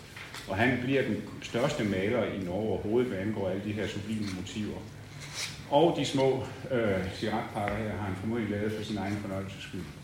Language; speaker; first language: Danish; native; Danish